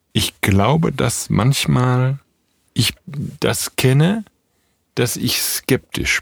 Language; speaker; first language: German; native; German